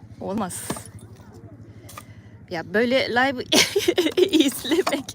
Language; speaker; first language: Turkish; non-native, fluent; Japanese